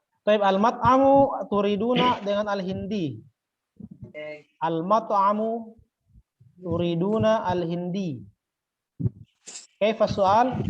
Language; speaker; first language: Arabic; non-native, fluent; Indonesian